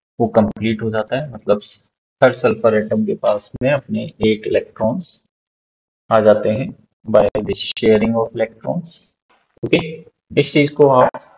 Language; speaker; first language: Hindi; native; Hindi